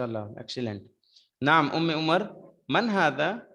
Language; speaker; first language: Arabic; non-native, fluent; Urdu